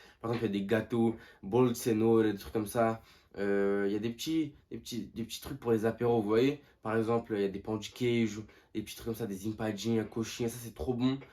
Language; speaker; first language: French; early bilingual, other home language; Portuguese